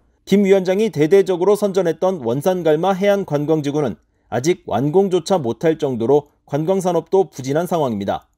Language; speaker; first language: Korean; native; Korean